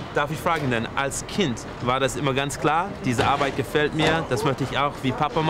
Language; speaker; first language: German; non-native, learner; English